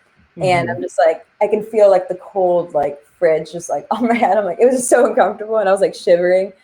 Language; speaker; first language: English; native; English